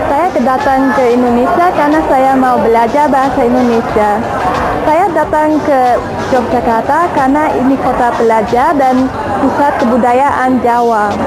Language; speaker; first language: Indonesian; non-native, learner; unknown